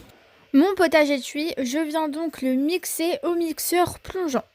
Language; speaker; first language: French; native; French